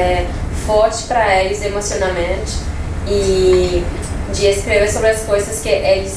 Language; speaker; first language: Portuguese; non-native, fluent; French